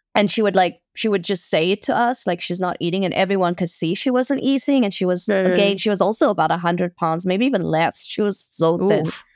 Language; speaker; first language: English; native; English